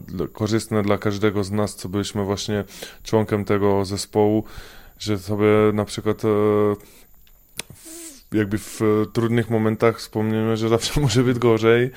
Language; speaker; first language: Polish; non-native, fluent; Czech